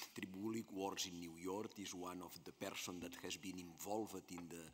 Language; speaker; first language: English; non-native, fluent; Spanish